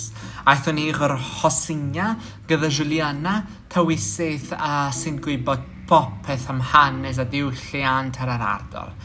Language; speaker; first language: Welsh; non-native, fluent; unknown